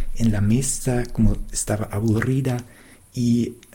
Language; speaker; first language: Spanish; non-native, fluent; German